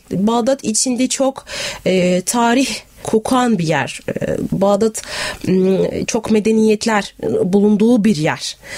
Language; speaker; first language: Turkish; non-native, fluent; Arabic